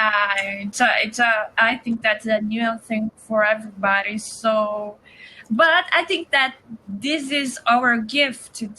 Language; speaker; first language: English; non-native, learner; Portuguese